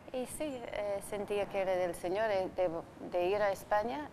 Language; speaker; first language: Spanish; non-native, fluent; English